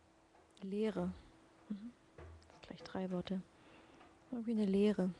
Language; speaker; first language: German; native; German